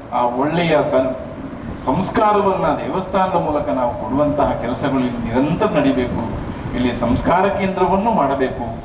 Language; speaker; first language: Kannada; native; Kannada